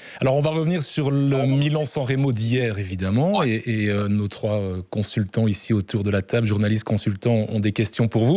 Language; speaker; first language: French; native; French